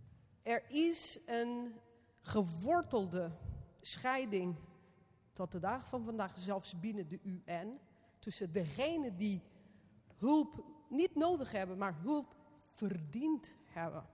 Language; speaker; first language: Dutch; non-native, fluent; Portuguese